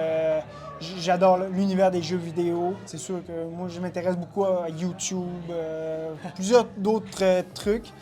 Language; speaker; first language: French; native; French